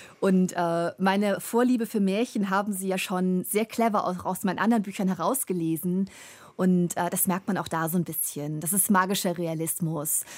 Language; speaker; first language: German; native; German